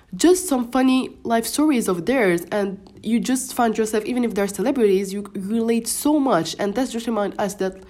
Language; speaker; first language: English; non-native, fluent; Arabic